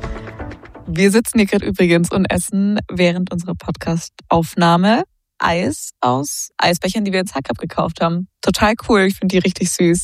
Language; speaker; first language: German; native; German